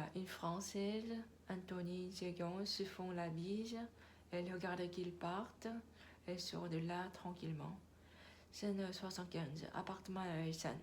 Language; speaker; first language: French; non-native, learner; Korean